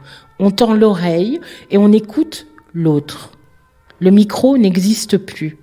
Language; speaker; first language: French; native; French